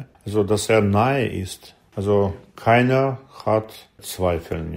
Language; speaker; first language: German; non-native, learner; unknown